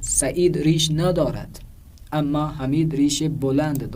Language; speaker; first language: Persian; non-native, fluent; Urdu